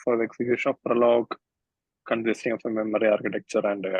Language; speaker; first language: English; non-native, local second language; Malayalam